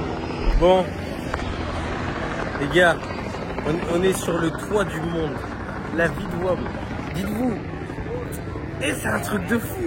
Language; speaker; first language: French; native; French